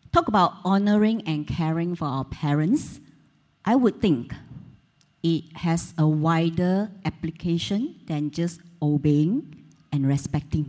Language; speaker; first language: English; non-native, local second language; Cantonese